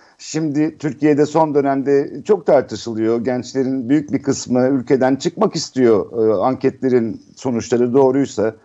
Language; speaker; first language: Turkish; native; Turkish